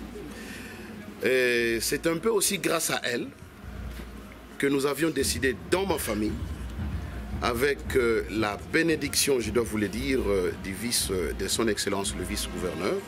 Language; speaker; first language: French; non-native, local second language; Kongo